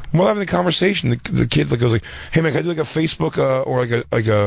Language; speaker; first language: English; native; English